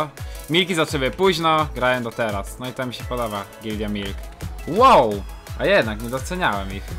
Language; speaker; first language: Polish; native; Polish